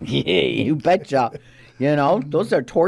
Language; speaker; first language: English; native; English